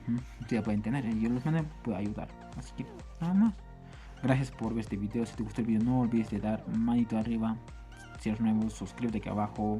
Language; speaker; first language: Spanish; non-native, local second language; Quechua